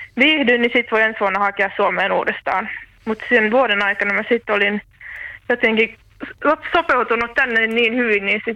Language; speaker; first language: Finnish; non-native, local second language; Swedish